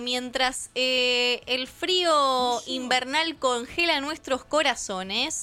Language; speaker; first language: Spanish; native; Spanish